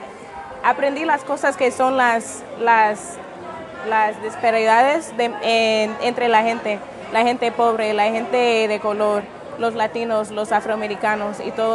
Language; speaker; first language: Spanish; non-native, fluent; English